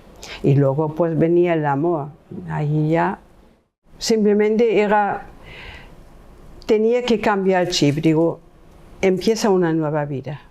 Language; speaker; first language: Spanish; non-native, fluent; German